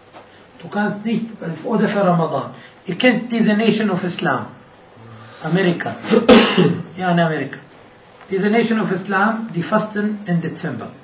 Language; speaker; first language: German; non-native, fluent; Arabic